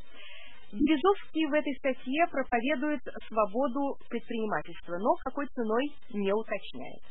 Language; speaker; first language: Russian; native; Russian